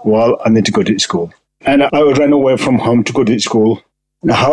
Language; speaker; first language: English; non-native, local second language; Sherpa